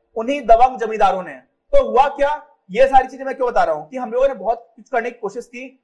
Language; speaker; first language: Hindi; native; Hindi